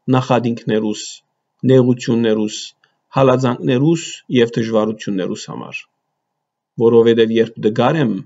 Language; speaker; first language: Armenian; early bilingual, heritage; Armenian